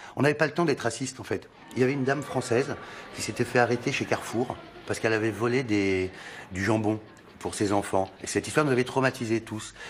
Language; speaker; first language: French; early bilingual, other home language; Arabic